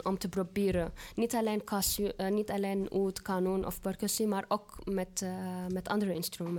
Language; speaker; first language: Dutch; non-native, fluent; Arabic